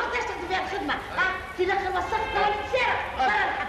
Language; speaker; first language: Arabic; native; Arabic